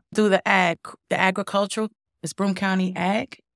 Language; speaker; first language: English; native; English